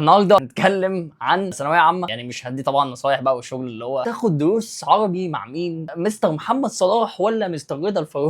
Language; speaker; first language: Arabic; native; Arabic